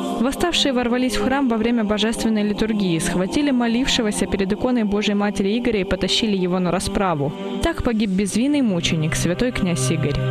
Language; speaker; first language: Russian; native; Russian